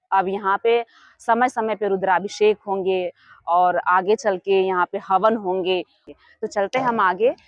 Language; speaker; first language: Hindi; native; Hindi